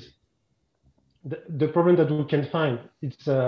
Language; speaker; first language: English; non-native, fluent; French